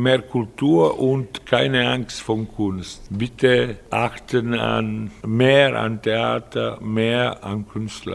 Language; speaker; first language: German; non-native, fluent; Italian